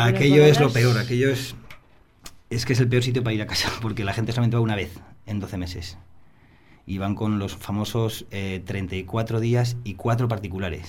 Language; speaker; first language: Spanish; native; Spanish